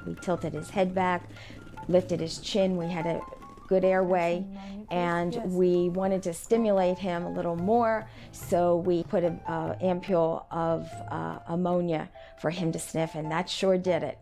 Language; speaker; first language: English; native; English